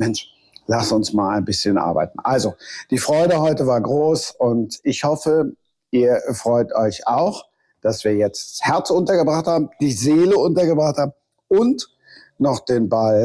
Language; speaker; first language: German; native; German